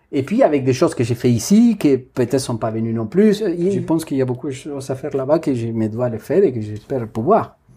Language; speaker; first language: French; non-native, fluent; Spanish